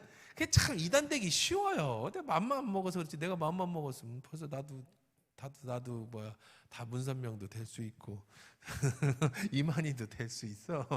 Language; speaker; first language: Korean; native; Korean